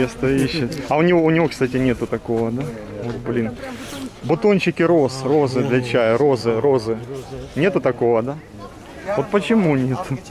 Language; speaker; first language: Russian; native; Russian